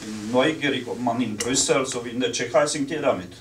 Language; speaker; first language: German; non-native, fluent; Czech